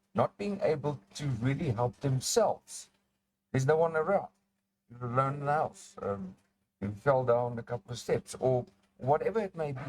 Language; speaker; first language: English; non-native, local second language; Afrikaans